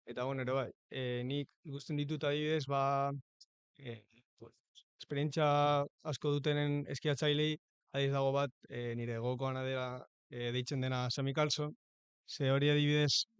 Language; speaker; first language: Basque; non-native, local second language; Spanish